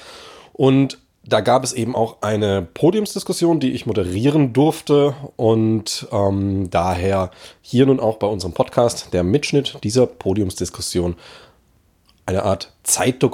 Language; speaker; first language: German; native; German